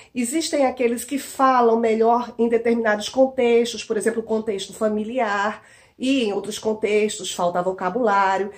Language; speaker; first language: Portuguese; native; Portuguese